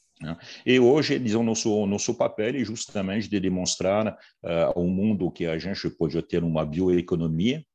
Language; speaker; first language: Portuguese; non-native, fluent; French